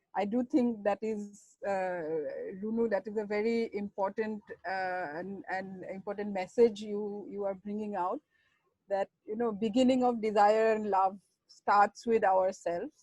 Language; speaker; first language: English; non-native, local second language; Assamese